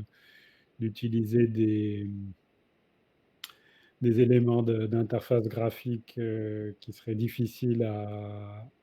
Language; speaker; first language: French; native; French